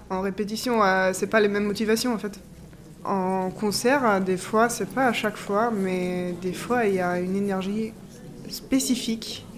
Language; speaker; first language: French; non-native, fluent; German